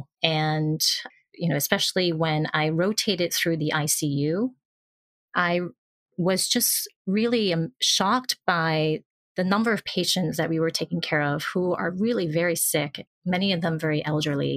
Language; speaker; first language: English; non-native, local second language; Cantonese